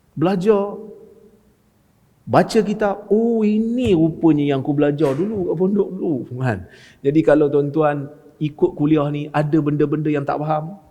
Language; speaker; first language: Malay; native; Malay